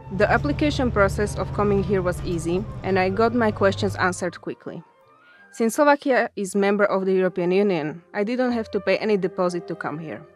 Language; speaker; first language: English; non-native, fluent; Slovak